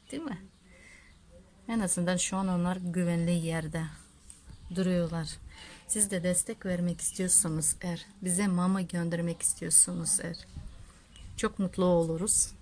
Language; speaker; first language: Turkish; non-native, learner; Russian